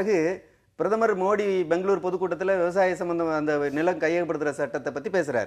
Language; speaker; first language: Tamil; native; Tamil